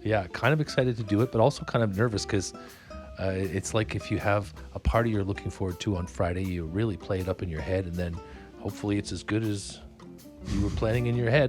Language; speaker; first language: English; native; English